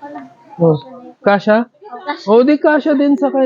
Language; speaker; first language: Filipino; non-native, learner; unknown